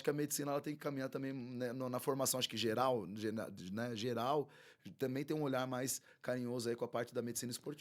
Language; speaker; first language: Portuguese; native; Portuguese